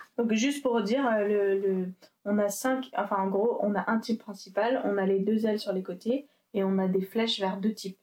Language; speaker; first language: French; native; French